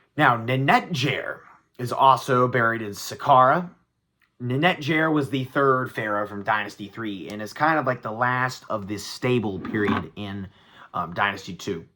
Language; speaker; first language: English; native; English